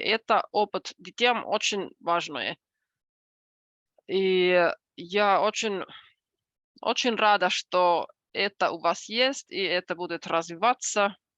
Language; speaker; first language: Russian; non-native, fluent; Finnish